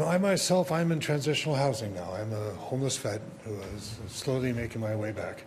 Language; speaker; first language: English; native; English